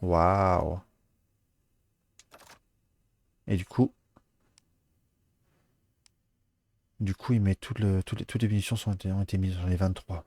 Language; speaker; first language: French; native; French